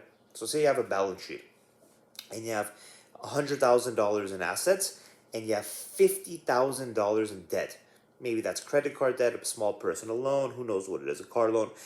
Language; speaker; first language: English; native; English